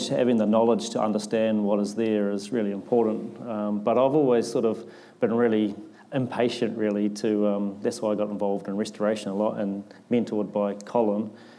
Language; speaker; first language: English; native; English